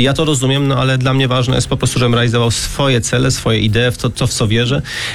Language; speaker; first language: Polish; native; Polish